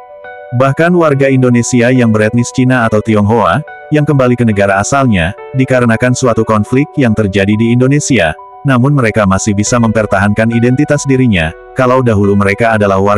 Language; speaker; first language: Indonesian; native; Indonesian